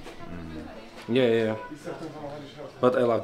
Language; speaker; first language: English; non-native, learner; Polish